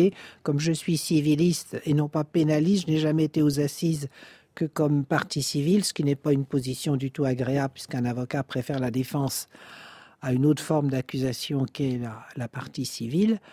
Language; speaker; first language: French; native; French